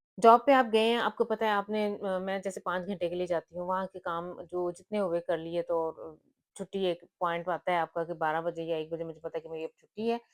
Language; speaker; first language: Urdu; non-native, local second language; Punjabi